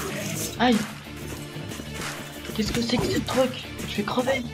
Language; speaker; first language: French; native; French